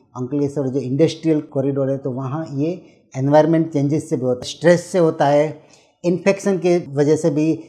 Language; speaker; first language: Hindi; non-native, local second language; Gujarati